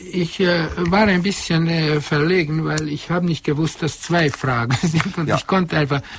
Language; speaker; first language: German; non-native, fluent; Hungarian